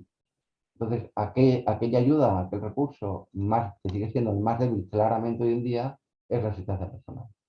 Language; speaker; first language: Spanish; native; Spanish